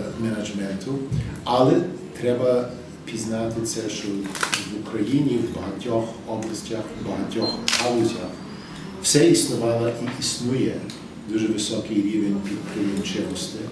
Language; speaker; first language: Ukrainian; early bilingual, heritage; English